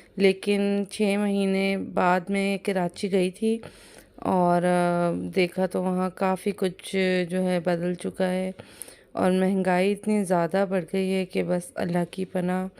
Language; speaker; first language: Urdu; native; Urdu